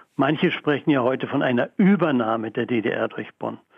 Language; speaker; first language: German; native; German